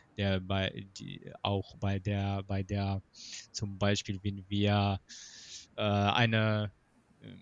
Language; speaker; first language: German; non-native, fluent; Arabic